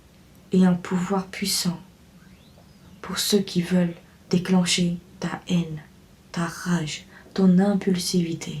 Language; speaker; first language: French; native; French